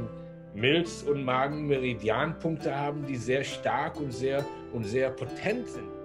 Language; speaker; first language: German; non-native, learner; English